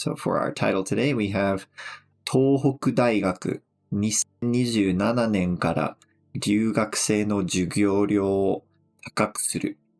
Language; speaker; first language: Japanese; non-native, fluent; English